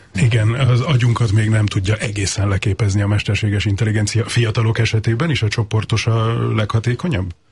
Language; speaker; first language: Hungarian; native; Hungarian